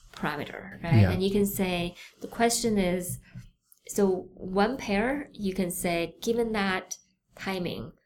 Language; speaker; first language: English; non-native, fluent; Chinese